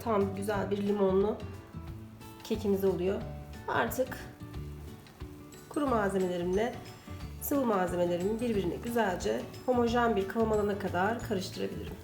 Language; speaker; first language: Turkish; native; Turkish